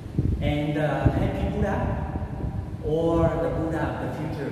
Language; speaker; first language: English; non-native, local second language; Vietnamese